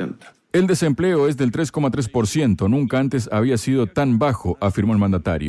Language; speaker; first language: Spanish; native; Spanish